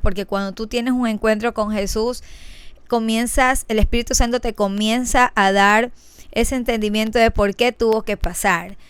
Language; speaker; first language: Spanish; native; Spanish